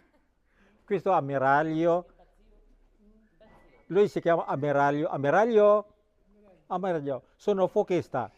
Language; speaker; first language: Italian; non-native, learner; Filipino